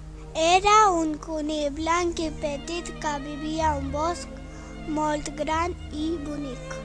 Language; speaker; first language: Catalan; non-native, learner; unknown